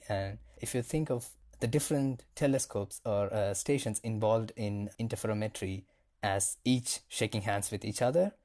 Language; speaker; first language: English; non-native, local second language; Tamil